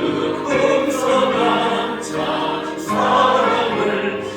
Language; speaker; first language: Korean; native; Korean